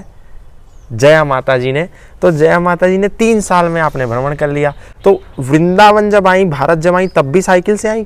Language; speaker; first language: Hindi; native; Hindi